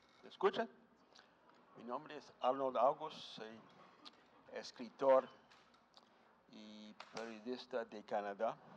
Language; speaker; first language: Spanish; non-native, fluent; English